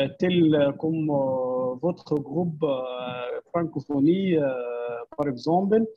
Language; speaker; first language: French; non-native, fluent; Arabic